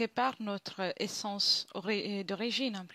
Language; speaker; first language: French; non-native, fluent; Italian